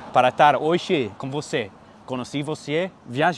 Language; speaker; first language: Portuguese; non-native, fluent; English